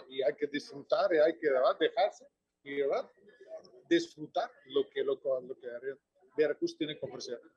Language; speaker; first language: Spanish; non-native, fluent; Dutch